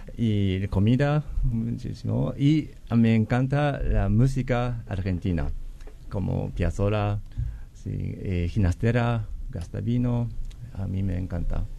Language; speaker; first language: Spanish; non-native, learner; Japanese